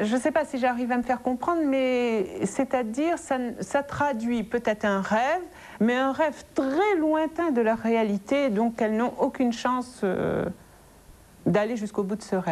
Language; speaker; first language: French; non-native, local second language; Arabic